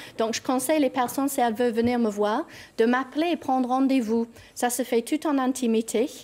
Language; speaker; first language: French; non-native, fluent; English